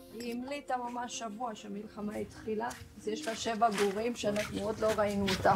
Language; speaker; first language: Hebrew; native; Hebrew